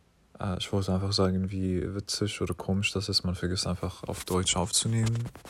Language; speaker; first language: German; non-native, learner; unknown